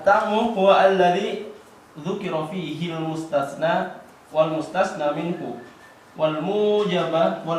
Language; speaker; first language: Arabic; non-native, learner; Indonesian